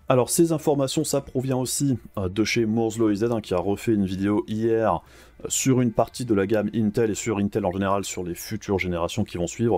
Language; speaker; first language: French; native; French